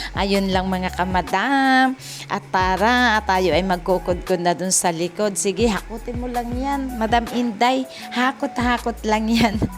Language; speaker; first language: Filipino; native; Filipino